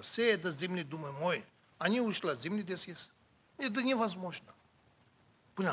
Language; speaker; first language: Russian; non-native, learner; Tibetan